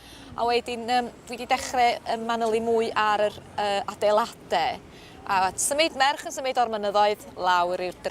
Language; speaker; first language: Welsh; native; Welsh